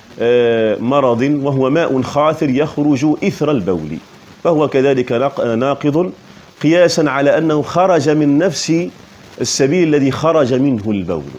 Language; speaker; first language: Arabic; native; Arabic